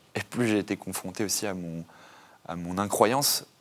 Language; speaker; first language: French; native; French